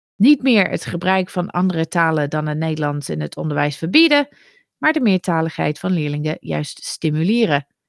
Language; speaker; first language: Dutch; non-native, fluent; English